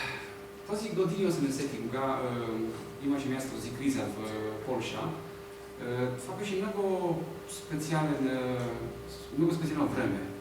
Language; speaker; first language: Bulgarian; non-native, learner; Polish